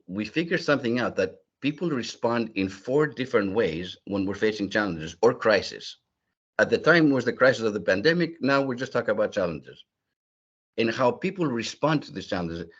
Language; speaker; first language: English; early bilingual, other home language; Greek